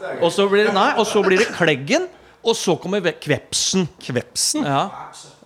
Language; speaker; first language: Norwegian; native; Norwegian